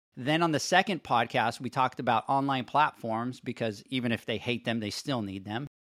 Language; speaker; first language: English; non-native, local second language; Spanish